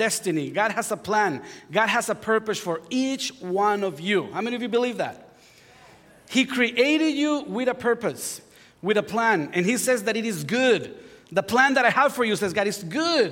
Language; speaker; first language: English; non-native, fluent; Spanish